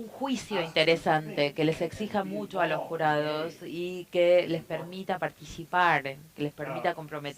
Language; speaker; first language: Spanish; native; Spanish